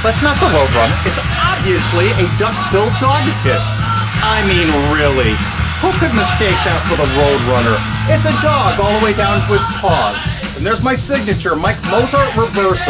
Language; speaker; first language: English; native; English